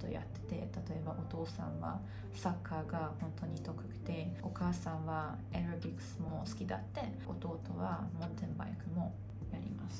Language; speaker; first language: Japanese; non-native, fluent; Hungarian